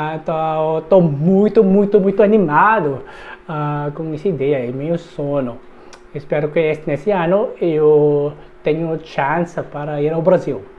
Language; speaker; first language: Portuguese; non-native, learner; Filipino